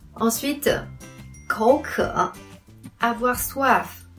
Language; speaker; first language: French; non-native, fluent; Chinese